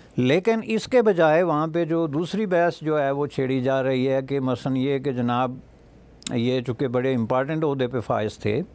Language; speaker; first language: Urdu; non-native, local second language; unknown